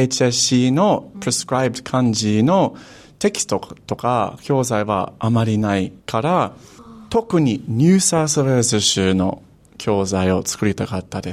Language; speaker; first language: Japanese; non-native, fluent; English